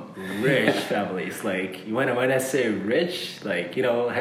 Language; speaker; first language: English; early bilingual, other home language; Uzbek